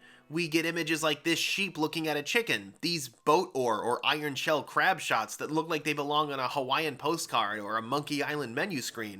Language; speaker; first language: English; native; English